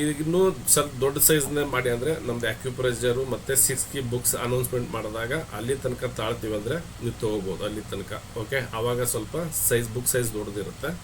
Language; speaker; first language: Kannada; native; Kannada